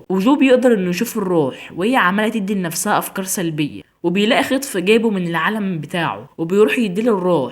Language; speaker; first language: Arabic; native; Arabic